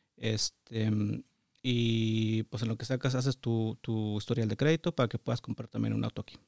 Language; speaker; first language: Spanish; native; Spanish